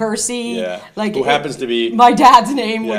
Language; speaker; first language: English; native; English